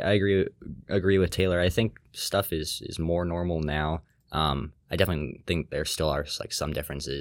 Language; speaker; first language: English; native; English